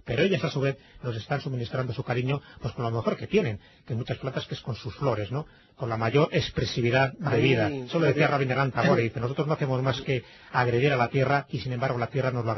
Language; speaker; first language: Spanish; native; Spanish